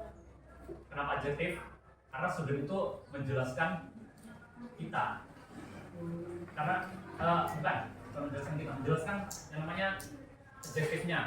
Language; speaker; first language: Indonesian; native; Indonesian